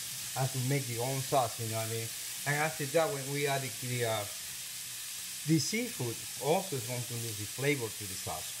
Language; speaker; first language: English; non-native, fluent; Spanish